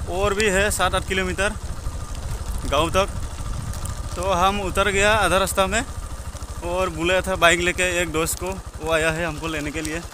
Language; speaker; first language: Hindi; non-native, local second language; Assamese